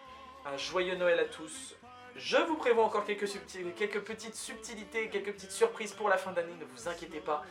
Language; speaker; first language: French; native; French